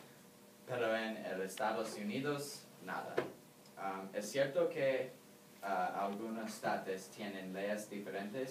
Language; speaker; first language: Spanish; non-native, learner; English